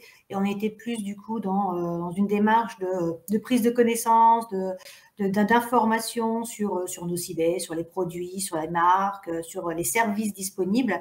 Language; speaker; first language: French; native; French